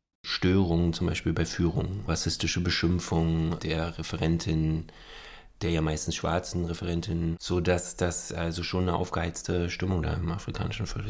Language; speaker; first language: German; native; German